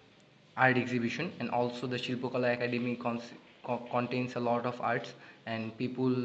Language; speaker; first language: English; non-native, learner; Bangla